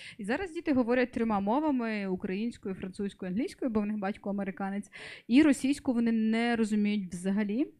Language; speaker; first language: Ukrainian; non-native, local second language; Russian